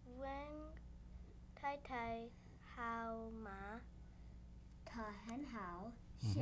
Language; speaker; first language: Chinese; non-native, learner; English